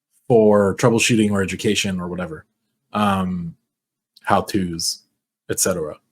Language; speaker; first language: English; native; English